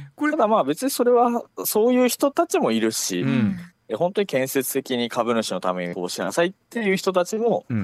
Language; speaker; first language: Japanese; native; Japanese